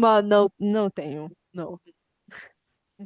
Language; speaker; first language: Portuguese; non-native, fluent; Bulgarian